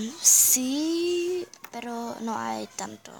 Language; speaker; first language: Spanish; non-native, learner; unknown